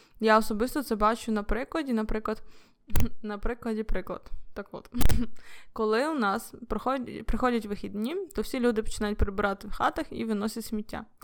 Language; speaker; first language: Ukrainian; non-native, local second language; Russian